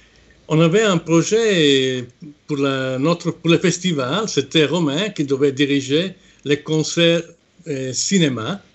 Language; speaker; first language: French; non-native, fluent; Italian